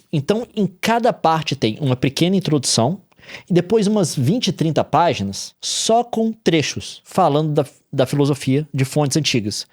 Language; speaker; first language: Portuguese; native; Portuguese